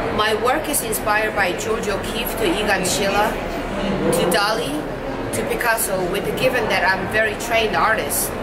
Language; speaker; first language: English; non-native, fluent; Korean